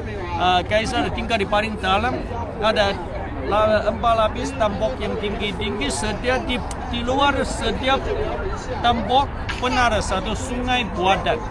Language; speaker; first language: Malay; non-native, fluent; Chinese